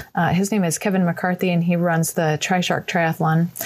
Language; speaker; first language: English; native; English